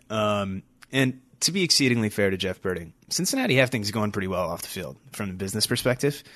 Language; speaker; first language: English; native; English